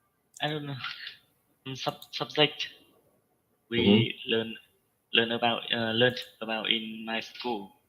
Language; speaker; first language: English; non-native, learner; Vietnamese